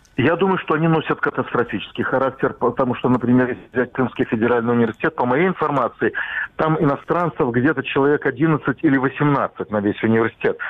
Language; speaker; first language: Russian; native; Russian